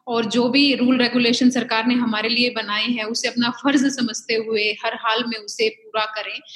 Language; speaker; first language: Hindi; native; Hindi